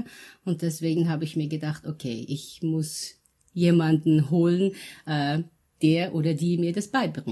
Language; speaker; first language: German; early bilingual, other home language; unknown